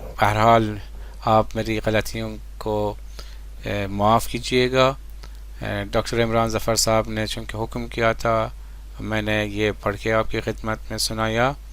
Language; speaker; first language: Urdu; non-native, fluent; Persian